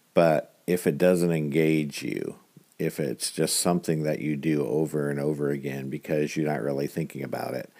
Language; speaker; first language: English; native; English